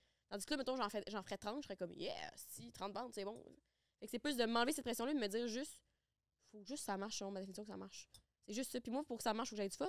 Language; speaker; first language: French; native; French